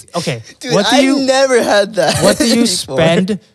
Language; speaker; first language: English; non-native, local second language; Filipino